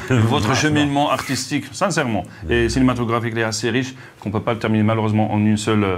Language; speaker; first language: French; non-native, local second language; Arabic